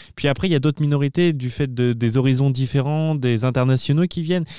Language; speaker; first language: French; native; French